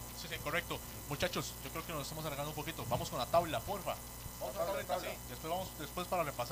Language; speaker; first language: Spanish; native; Spanish